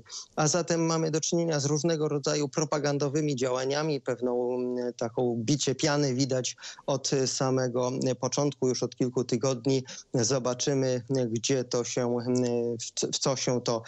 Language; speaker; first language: Polish; native; Polish